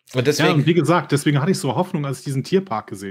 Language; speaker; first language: German; native; German